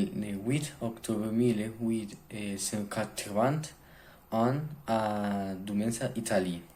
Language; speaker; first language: French; non-native, learner; Spanish